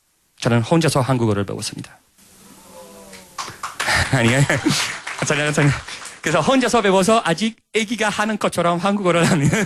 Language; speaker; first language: Korean; non-native, fluent; Italian